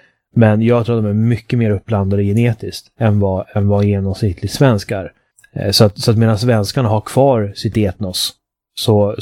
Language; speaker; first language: Swedish; native; Swedish